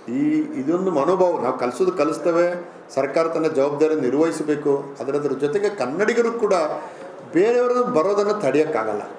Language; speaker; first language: Kannada; native; Kannada